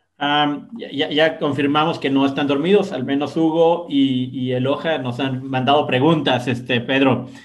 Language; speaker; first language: Spanish; native; Spanish